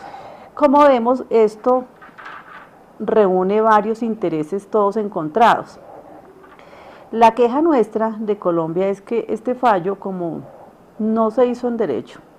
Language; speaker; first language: Spanish; native; Spanish